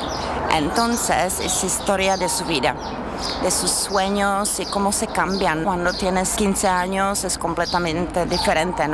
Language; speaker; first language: Spanish; non-native, fluent; Czech